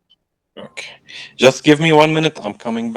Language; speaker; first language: English; non-native, learner; Arabic